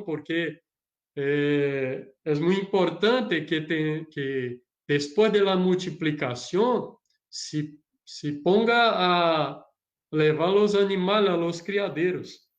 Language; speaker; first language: Spanish; non-native, learner; Portuguese